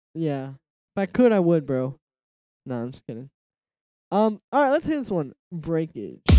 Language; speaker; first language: English; native; English